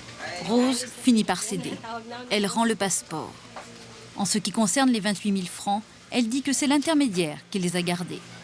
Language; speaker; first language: French; native; French